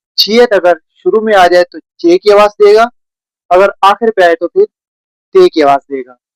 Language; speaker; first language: Urdu; native; Urdu